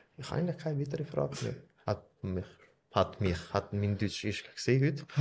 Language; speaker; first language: German; early bilingual, other home language; Albanian